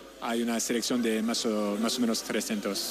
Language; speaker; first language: Spanish; non-native, learner; French